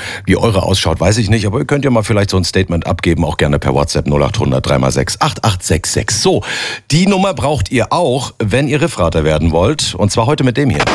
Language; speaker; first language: German; native; German